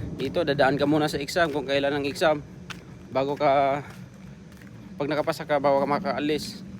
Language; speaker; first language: Filipino; native; Filipino